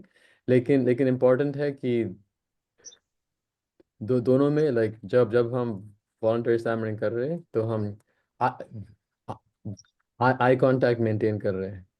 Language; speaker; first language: Hindi; non-native, local second language; English